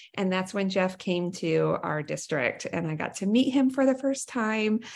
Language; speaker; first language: English; native; English